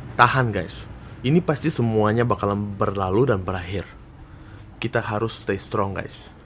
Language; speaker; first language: Indonesian; non-native, fluent; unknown